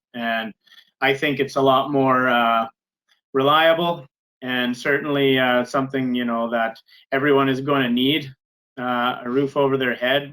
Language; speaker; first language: English; native; English